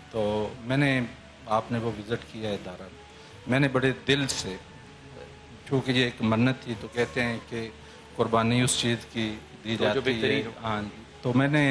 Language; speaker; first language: Urdu; native; Urdu